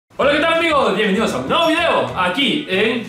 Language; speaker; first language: Spanish; native; Spanish